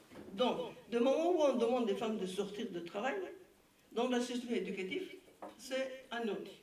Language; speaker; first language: French; non-native, fluent; Persian